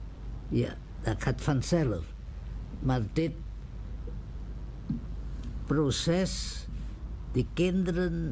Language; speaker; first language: Dutch; non-native, learner; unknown